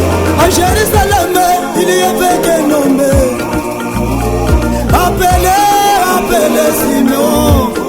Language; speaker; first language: French; non-native, local second language; Lingala